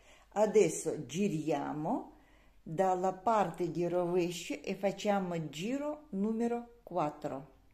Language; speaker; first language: Italian; non-native, learner; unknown